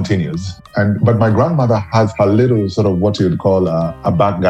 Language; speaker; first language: English; non-native, local second language; Luo (Kenya and Tanzania)